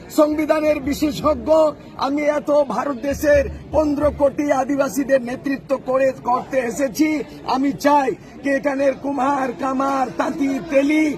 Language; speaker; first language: Bangla; non-native, local second language; Santali